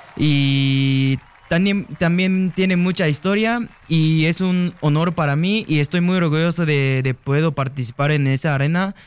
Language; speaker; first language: Spanish; non-native, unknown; Japanese